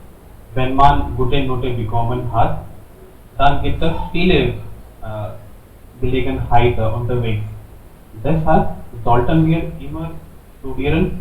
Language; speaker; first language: German; non-native, learner; Hindi